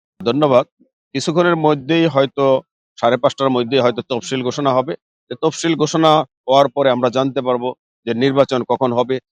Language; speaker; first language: Bangla; native; Bangla